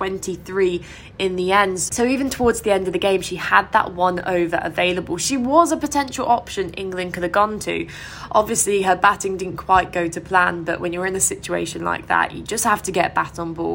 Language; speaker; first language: English; native; English